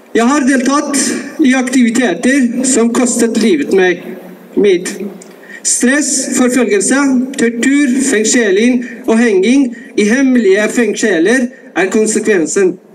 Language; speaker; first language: Norwegian; non-native, fluent; Persian